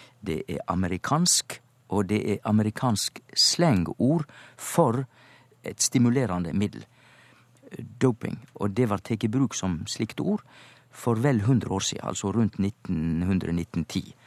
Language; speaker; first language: Norwegian; native; Norwegian